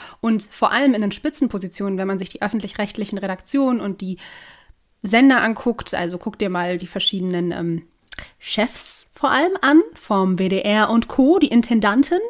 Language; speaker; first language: German; native; German